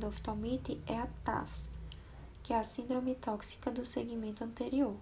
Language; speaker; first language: Portuguese; native; Portuguese